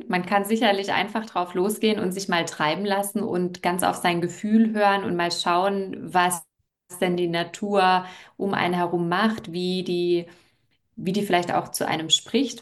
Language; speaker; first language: German; native; German